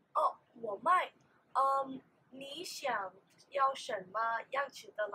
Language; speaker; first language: Chinese; non-native, learner; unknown